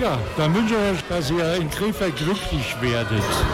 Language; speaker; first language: German; native; German